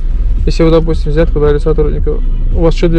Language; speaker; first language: Russian; native; Russian